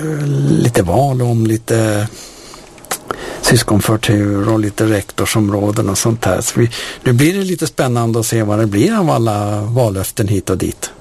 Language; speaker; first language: Swedish; native; Swedish